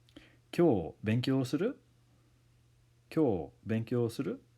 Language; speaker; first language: Japanese; non-native, fluent; English